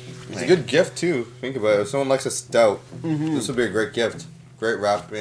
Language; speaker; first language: English; native; English